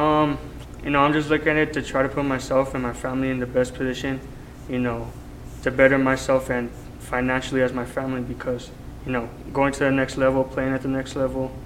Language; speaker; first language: English; native; English